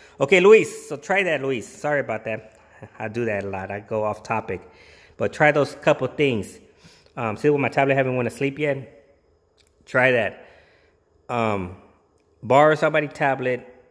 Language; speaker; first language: English; early bilingual, other home language; Spanish